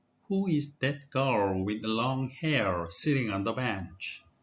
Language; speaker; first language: English; non-native, fluent; Korean